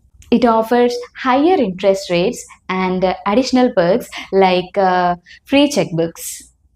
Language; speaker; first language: English; non-native, local second language; Telugu